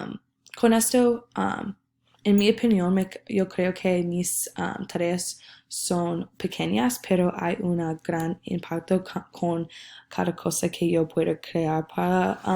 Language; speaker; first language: Spanish; non-native, learner; English